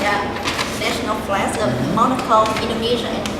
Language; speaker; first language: English; non-native, learner; Vietnamese